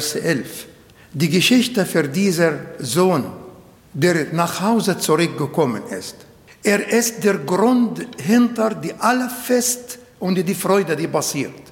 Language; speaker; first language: German; non-native, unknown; Arabic